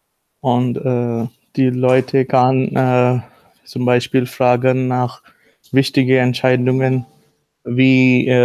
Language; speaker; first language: German; non-native, learner; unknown